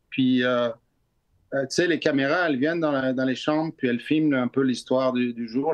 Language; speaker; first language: French; native; French